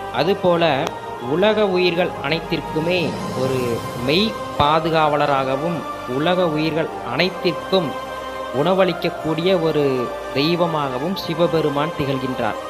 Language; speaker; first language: Tamil; native; Tamil